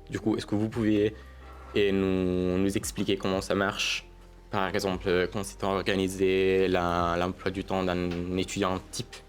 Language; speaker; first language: French; non-native, learner; Italian